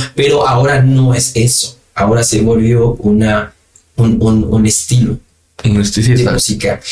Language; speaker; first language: Spanish; non-native, fluent; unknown